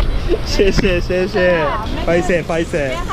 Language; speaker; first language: Chinese; non-native, learner; Japanese